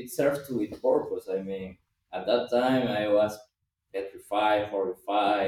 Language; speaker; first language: English; non-native, fluent; Spanish